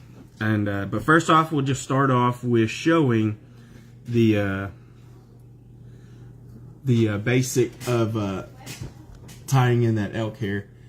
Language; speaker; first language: English; native; English